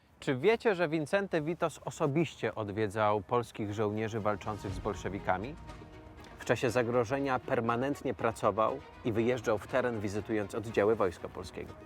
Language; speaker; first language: Polish; native; Polish